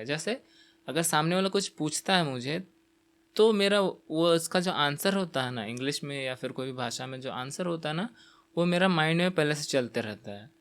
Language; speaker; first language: Hindi; non-native, local second language; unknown